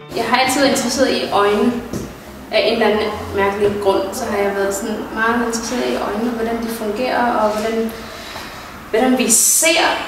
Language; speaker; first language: Danish; early bilingual, other home language; Somali